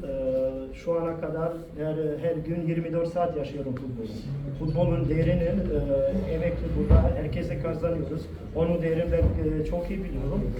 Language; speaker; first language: Turkish; non-native, fluent; Bosnian